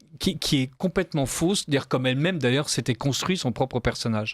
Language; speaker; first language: French; native; French